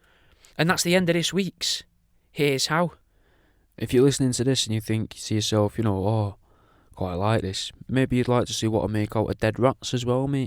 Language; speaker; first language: English; native; English